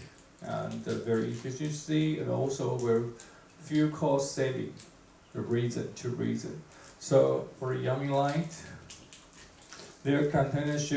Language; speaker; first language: English; non-native, fluent; Chinese